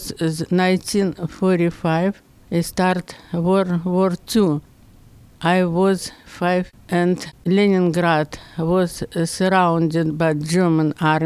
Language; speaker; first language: English; non-native, learner; Russian